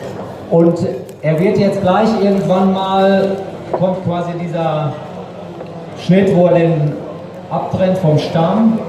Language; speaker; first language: German; native; German